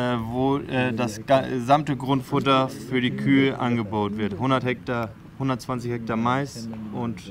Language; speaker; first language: German; native; German